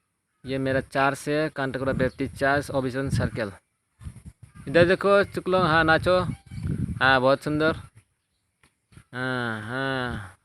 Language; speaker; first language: Hindi; non-native, local second language; Kok Borok